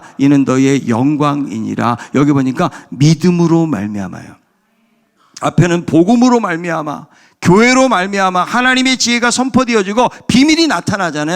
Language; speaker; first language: Korean; native; Korean